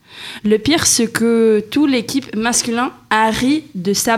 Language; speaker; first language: French; non-native, fluent; Swedish